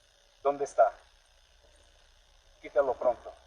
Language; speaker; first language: Spanish; non-native, learner; English